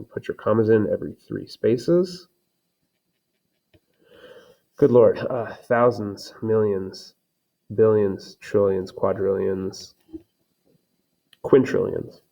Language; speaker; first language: English; native; English